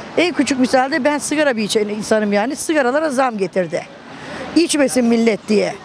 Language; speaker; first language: Turkish; native; Turkish